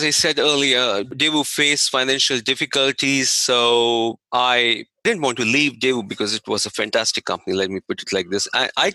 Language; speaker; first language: English; non-native, local second language; Hindi